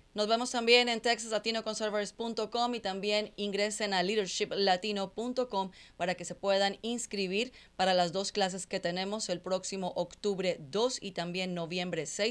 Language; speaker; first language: Spanish; native; Spanish